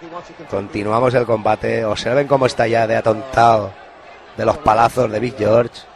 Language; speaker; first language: Spanish; native; Spanish